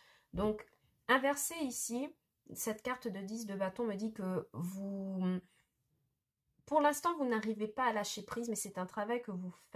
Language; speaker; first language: French; native; French